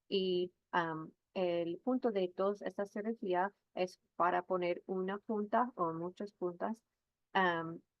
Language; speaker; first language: Spanish; non-native, fluent; English